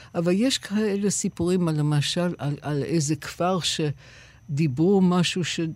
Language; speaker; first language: Hebrew; non-native, fluent; English